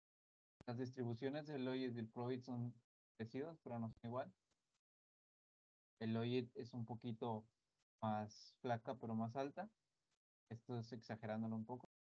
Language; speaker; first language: Spanish; native; Spanish